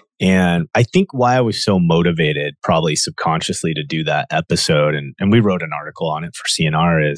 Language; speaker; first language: English; native; English